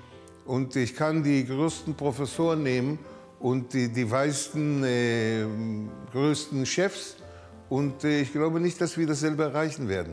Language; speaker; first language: German; early bilingual, heritage; German